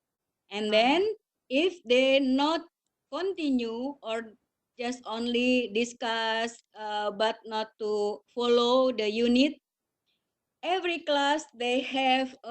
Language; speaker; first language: English; non-native, learner; Indonesian